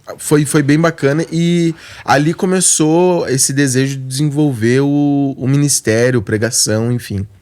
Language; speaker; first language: Portuguese; native; Portuguese